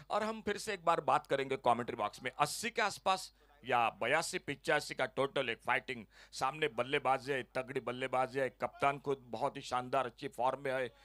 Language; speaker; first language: Hindi; non-native, local second language; Konkani